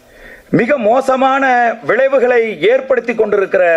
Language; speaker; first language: Tamil; native; Tamil